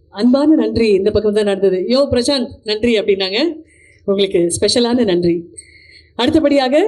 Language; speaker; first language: Tamil; native; Tamil